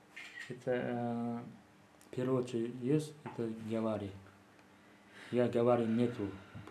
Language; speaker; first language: Russian; non-native, learner; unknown